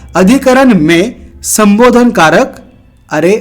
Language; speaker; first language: Hindi; non-native, local second language; Marathi